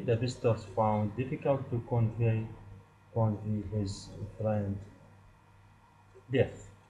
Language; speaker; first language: English; non-native, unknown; Arabic